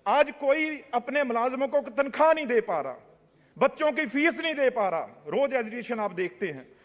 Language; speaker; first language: Hindi; non-native, local second language; Punjabi